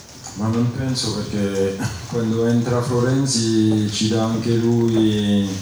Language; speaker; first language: Italian; non-native, fluent; French